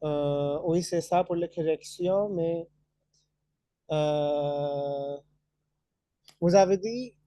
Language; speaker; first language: French; non-native, fluent; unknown